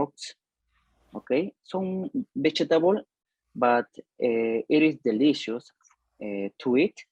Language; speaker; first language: English; non-native, learner; Spanish